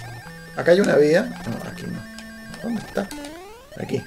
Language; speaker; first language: Spanish; native; Spanish